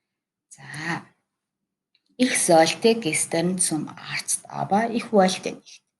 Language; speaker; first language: German; non-native, learner; Mongolian